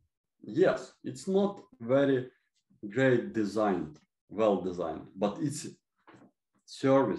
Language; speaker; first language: English; non-native, fluent; Ukrainian